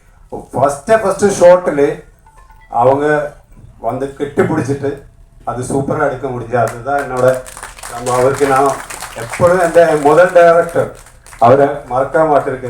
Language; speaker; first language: Tamil; non-native, learner; Malayalam